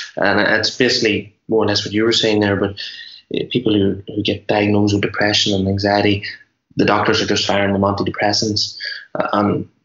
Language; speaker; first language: English; native; English